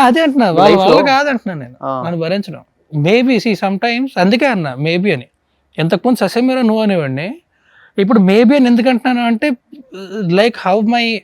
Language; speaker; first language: Telugu; native; Telugu